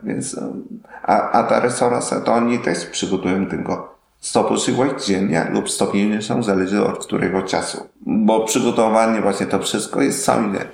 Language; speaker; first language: Polish; non-native, learner; Vietnamese